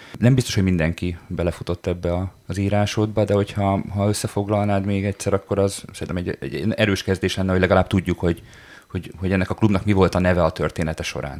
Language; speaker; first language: Hungarian; native; Hungarian